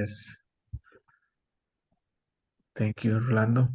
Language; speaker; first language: English; non-native, learner; Spanish